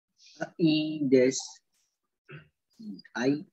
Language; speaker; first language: Japanese; non-native, learner; Filipino